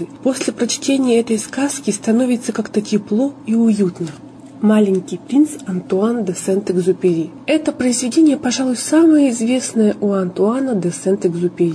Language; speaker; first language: Russian; native; Russian